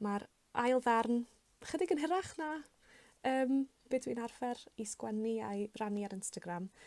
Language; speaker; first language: Welsh; native; Welsh